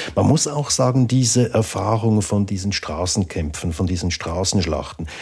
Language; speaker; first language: German; native; German